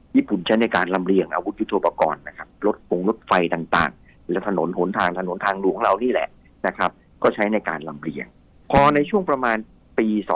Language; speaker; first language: Thai; native; Thai